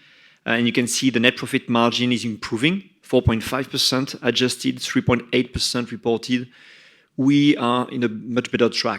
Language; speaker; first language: English; non-native, fluent; French